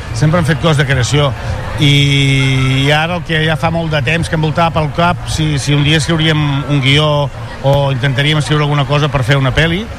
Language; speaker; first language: Catalan; native; Catalan